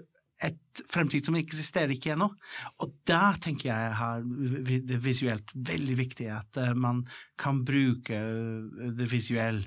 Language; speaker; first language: Norwegian; non-native, fluent; English